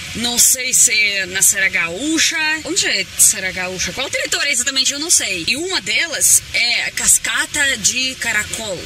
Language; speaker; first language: Portuguese; non-native, fluent; Russian